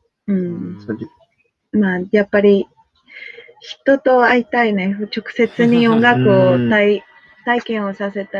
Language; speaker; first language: Japanese; non-native, fluent; Spanish